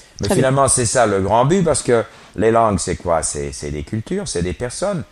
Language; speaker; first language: French; non-native, fluent; English